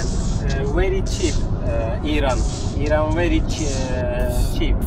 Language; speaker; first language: English; non-native, learner; Turkish